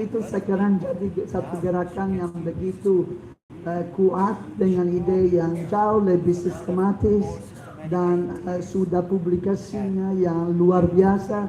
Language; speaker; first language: Indonesian; non-native, fluent; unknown